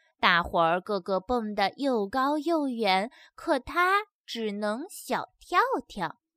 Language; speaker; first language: Chinese; native; Chinese